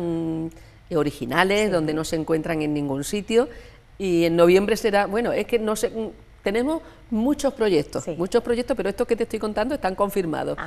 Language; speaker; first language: Spanish; native; Spanish